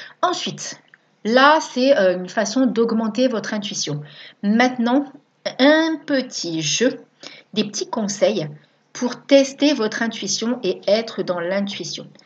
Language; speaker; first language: French; native; French